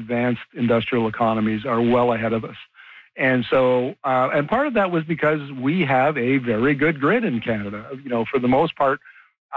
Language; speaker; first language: English; native; English